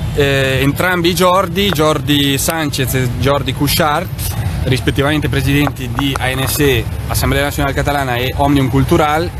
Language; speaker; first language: Italian; non-native, fluent; Catalan